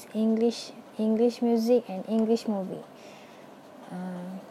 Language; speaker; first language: English; non-native, local second language; Malay